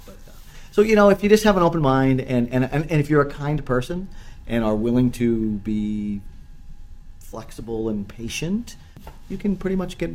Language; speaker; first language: English; native; English